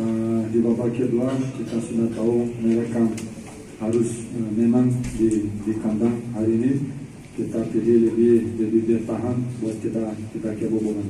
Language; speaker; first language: Indonesian; non-native, learner; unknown